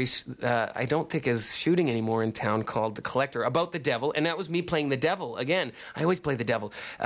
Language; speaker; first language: English; native; English